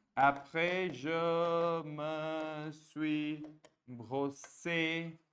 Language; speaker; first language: French; non-native, fluent; Hindi